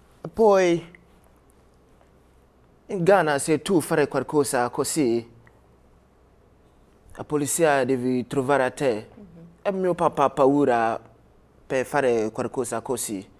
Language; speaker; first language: Italian; non-native, learner; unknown